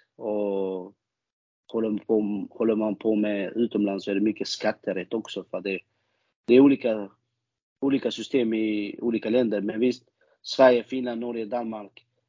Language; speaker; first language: Swedish; early bilingual, other home language; Albanian